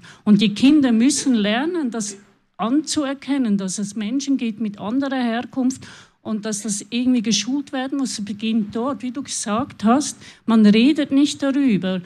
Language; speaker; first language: German; native; German